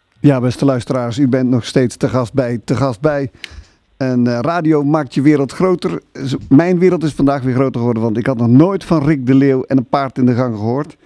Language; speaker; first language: Dutch; native; Dutch